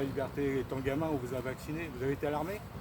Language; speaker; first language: French; native; French